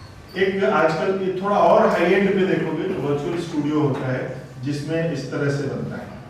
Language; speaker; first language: Hindi; native; Hindi